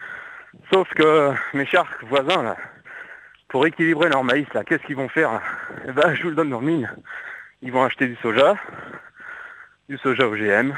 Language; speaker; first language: French; native; French